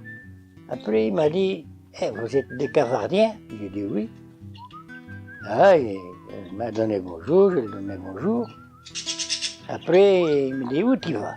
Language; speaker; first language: French; non-native, learner; Portuguese